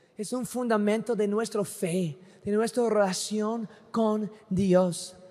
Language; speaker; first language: Spanish; non-native, fluent; English